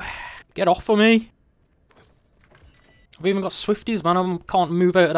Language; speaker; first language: English; native; English